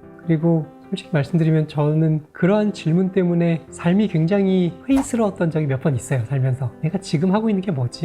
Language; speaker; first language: Korean; native; Korean